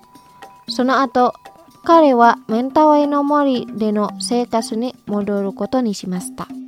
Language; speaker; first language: Japanese; non-native, fluent; Indonesian